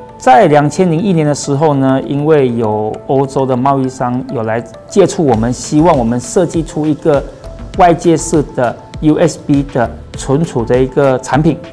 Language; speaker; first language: Chinese; native; Chinese